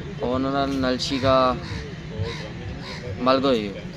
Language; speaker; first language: Korean; non-native, learner; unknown